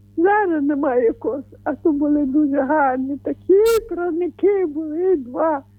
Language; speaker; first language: Ukrainian; native; Ukrainian